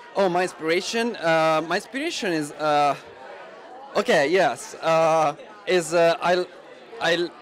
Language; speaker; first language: English; non-native, fluent; Italian